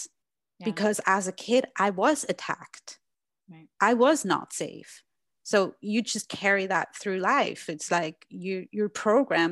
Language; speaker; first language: English; non-native, fluent; German